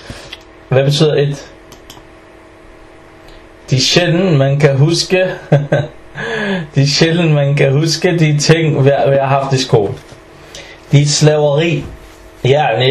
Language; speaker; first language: Danish; early bilingual, other home language; Arabic